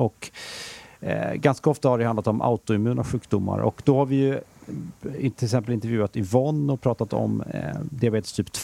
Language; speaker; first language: Swedish; native; Swedish